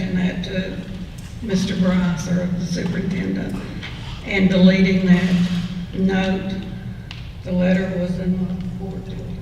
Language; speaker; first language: English; native; English